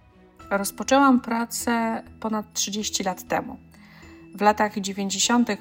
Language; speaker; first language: Polish; native; Polish